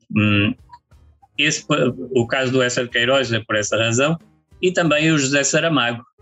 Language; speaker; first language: Portuguese; native; Portuguese